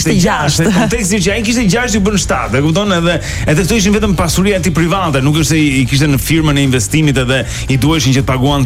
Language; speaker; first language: Albanian; native; Albanian